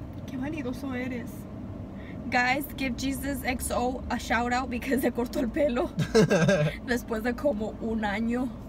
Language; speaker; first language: Spanish; early bilingual, heritage; Spanish